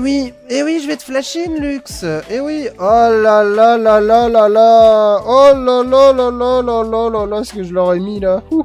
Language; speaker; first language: French; native; French